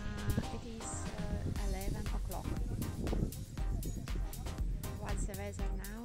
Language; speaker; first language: English; non-native, learner; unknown